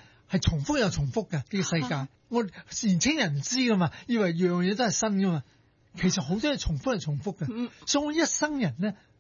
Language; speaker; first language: Cantonese; native; Cantonese